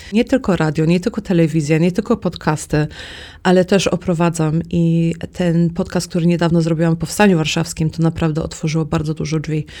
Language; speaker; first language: Polish; early bilingual, heritage; Polish